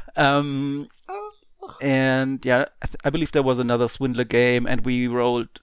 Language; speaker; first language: English; non-native, fluent; German